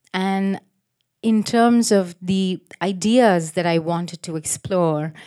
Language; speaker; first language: English; native; English